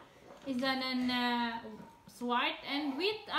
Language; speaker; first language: Dutch; non-native, learner; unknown